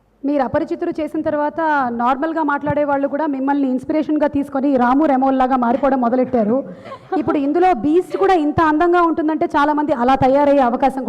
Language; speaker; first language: Telugu; native; Telugu